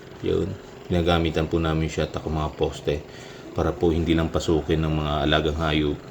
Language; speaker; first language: Filipino; non-native, local second language; Masbatenyo